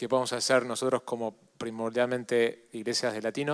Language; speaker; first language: Spanish; native; Spanish